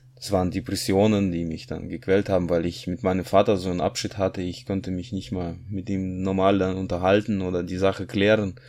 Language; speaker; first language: German; non-native, fluent; Russian